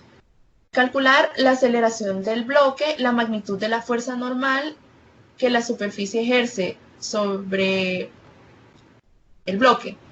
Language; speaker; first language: Spanish; native; Spanish